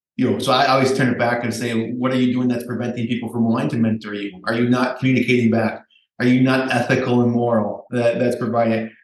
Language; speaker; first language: English; native; English